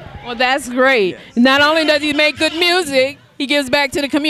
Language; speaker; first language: English; native; English